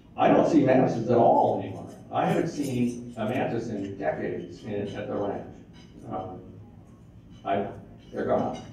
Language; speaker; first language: English; native; English